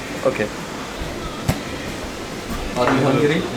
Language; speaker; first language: English; non-native, learner; Turkish